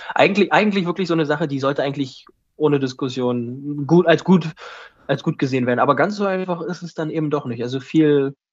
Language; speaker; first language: German; native; German